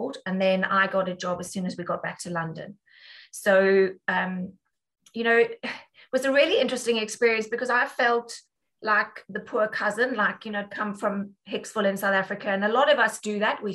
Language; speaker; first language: English; native; English